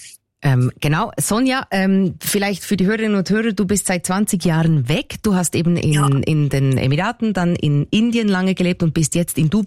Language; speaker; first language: German; native; German